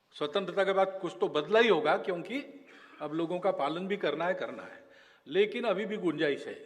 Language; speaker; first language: Hindi; non-native, local second language; Marathi